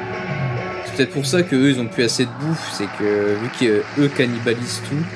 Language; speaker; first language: French; native; French